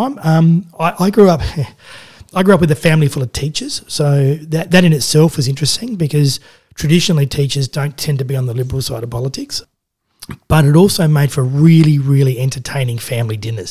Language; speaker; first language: English; native; English